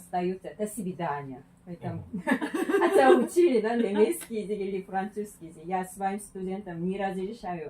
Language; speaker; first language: Russian; non-native, fluent; Korean